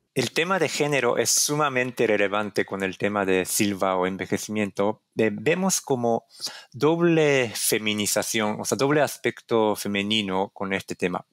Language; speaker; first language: Spanish; non-native, fluent; Japanese